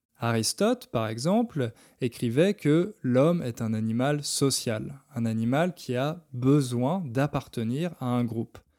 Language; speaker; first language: French; native; French